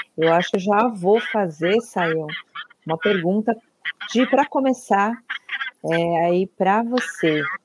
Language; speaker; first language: Portuguese; native; Portuguese